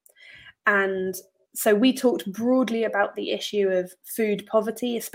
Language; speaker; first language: English; native; English